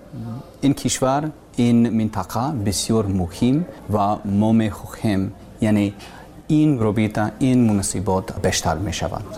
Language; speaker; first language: Persian; non-native, learner; English